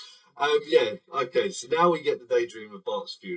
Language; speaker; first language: English; native; English